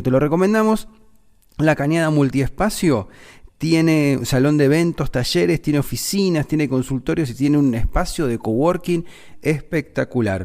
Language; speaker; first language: Spanish; native; Spanish